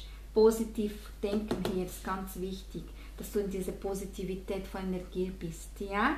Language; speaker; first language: German; non-native, fluent; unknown